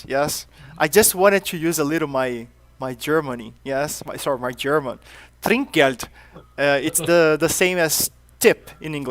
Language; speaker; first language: English; non-native, fluent; Portuguese